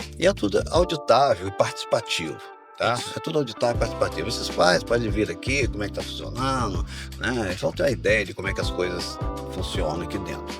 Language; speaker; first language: Portuguese; native; Portuguese